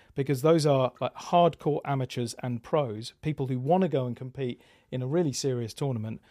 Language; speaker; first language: English; native; English